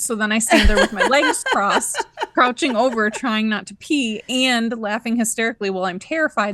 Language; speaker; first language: English; native; English